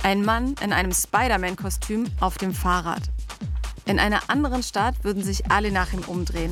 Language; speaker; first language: German; native; German